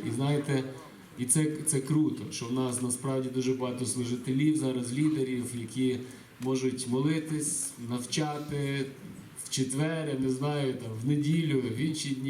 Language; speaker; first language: Ukrainian; native; Ukrainian